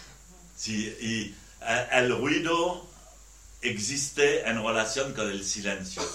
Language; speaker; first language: Spanish; non-native, learner; French